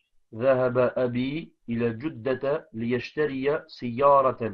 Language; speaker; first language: Arabic; non-native, learner; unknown